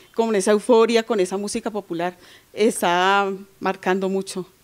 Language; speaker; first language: Spanish; native; Spanish